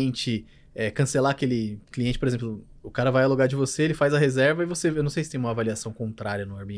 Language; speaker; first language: Portuguese; native; Portuguese